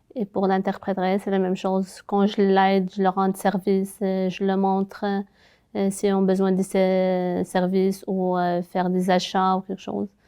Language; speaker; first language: French; non-native, local second language; Arabic